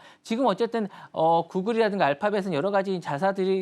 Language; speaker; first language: Korean; native; Korean